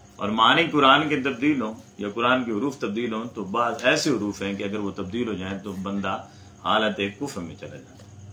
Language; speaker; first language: Urdu; non-native, local second language; Punjabi